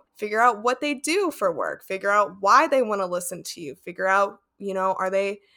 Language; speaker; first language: English; native; English